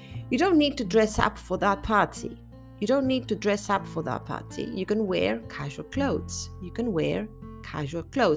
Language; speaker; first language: English; non-native, fluent; Spanish